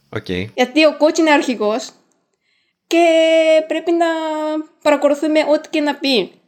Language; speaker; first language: Greek; non-native, fluent; Japanese